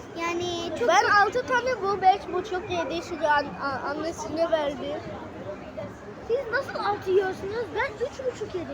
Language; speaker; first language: Turkish; early bilingual, heritage; Turkish